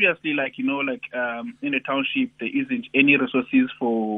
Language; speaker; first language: English; non-native, local second language; Xhosa